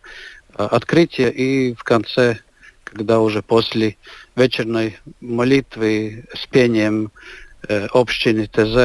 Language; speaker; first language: Russian; non-native, local second language; Latvian